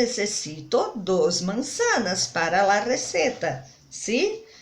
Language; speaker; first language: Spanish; non-native, fluent; Portuguese